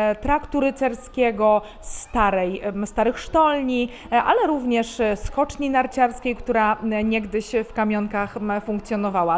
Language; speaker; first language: Polish; native; Polish